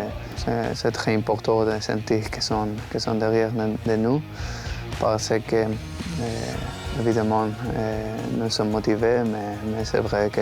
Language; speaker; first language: French; non-native, learner; Spanish